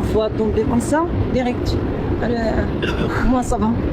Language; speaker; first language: French; non-native, local second language; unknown